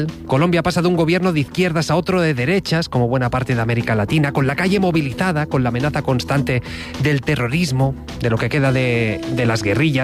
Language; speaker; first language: Spanish; native; Spanish